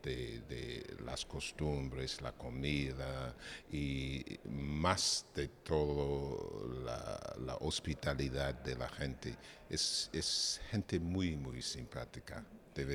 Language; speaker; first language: Spanish; non-native, fluent; English